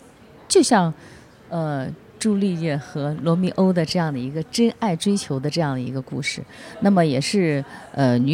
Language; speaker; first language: French; non-native, learner; Chinese